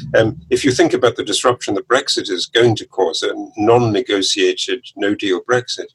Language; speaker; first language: English; native; English